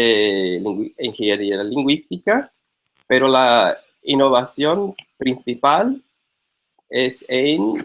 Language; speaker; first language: Spanish; non-native, fluent; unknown